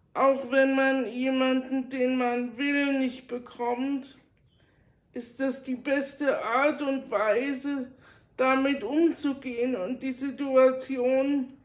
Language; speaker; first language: German; native; German